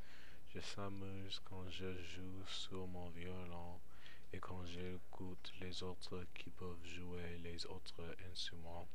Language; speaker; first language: French; non-native, learner; English